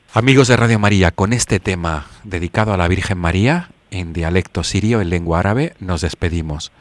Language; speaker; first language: Spanish; native; Spanish